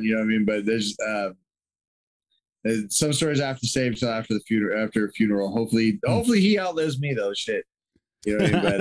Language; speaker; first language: English; native; English